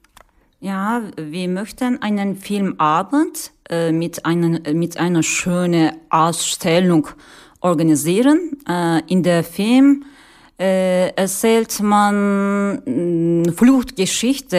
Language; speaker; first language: German; non-native, learner; Turkish